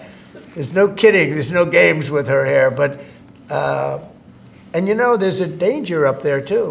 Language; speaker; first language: English; native; English